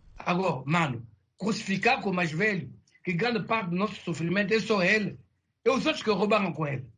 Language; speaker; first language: Portuguese; non-native, fluent; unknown